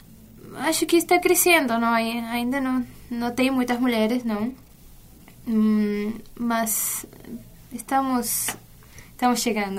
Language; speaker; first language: Portuguese; non-native, fluent; Spanish